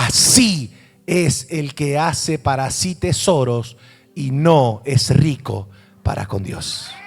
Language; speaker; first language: Spanish; native; Spanish